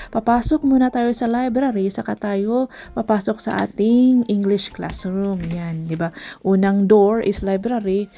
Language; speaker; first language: Filipino; non-native, local second language; Cebuano